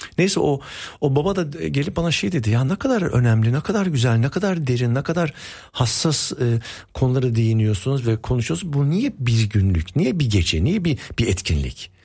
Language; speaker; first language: Turkish; early bilingual, heritage; Turkish